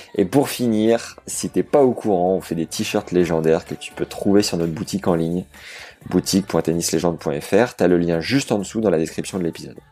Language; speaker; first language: French; native; French